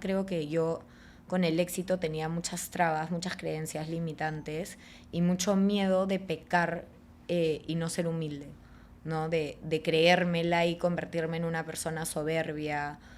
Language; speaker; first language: Spanish; native; Spanish